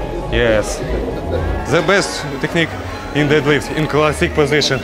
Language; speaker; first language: English; non-native, learner; Russian